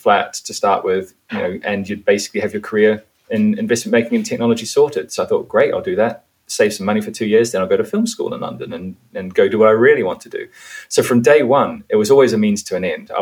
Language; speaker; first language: English; native; English